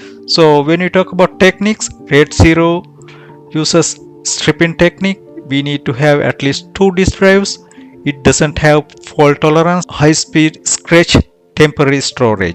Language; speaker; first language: English; non-native, fluent; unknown